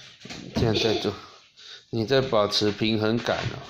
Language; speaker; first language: Chinese; native; Chinese